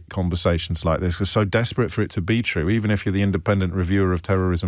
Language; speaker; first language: English; native; English